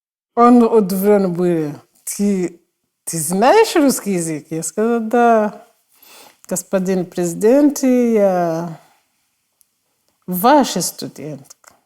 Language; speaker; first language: Russian; non-native, fluent; Kinyarwanda